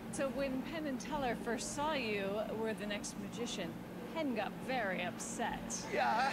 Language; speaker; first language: English; non-native, fluent; Spanish